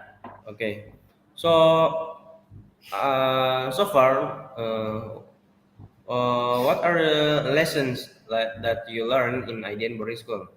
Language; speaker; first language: English; non-native, learner; Indonesian